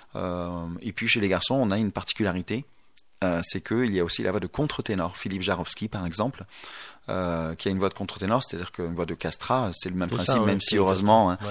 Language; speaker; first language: French; native; French